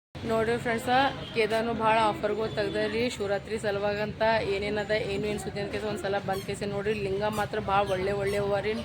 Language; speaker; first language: Kannada; native; Kannada